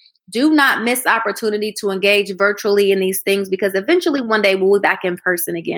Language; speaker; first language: English; native; English